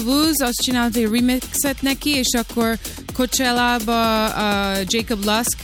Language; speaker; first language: Hungarian; early bilingual, heritage; English